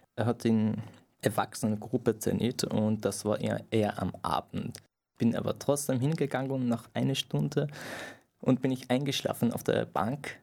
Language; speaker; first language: German; non-native, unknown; Persian